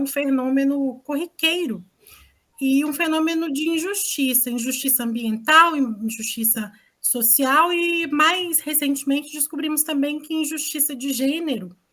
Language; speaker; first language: Portuguese; native; Portuguese